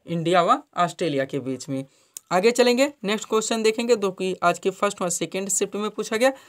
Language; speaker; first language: Hindi; native; Hindi